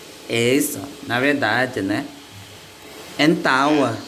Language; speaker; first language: Portuguese; non-native, learner; Indonesian